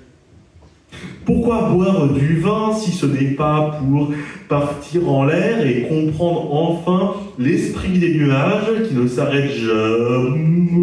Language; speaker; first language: French; native; French